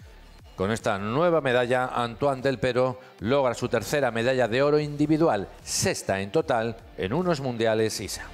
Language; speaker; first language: Spanish; native; Spanish